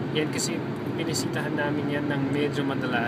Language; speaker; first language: Filipino; non-native, fluent; English